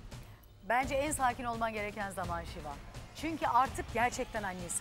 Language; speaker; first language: Turkish; native; Turkish